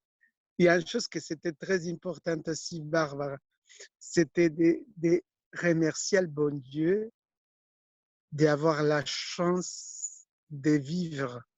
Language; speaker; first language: French; non-native, fluent; Spanish